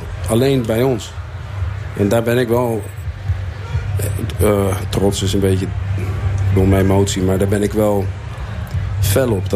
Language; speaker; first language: Dutch; native; Dutch